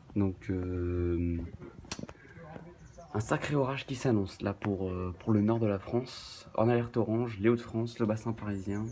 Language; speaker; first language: French; native; French